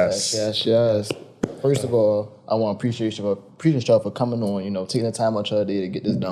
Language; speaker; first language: English; native; English